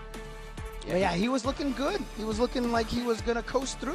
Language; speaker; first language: English; native; English